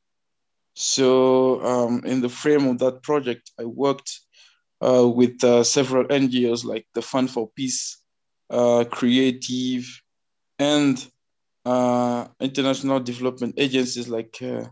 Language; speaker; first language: English; non-native, fluent; French